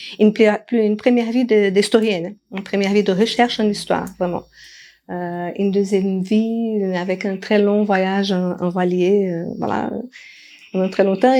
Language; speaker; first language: French; non-native, fluent; Portuguese